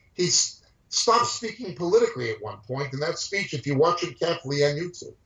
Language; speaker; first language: English; native; English